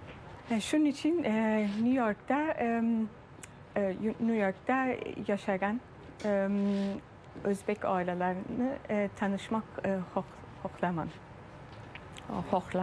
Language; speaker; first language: Turkish; early bilingual, heritage; German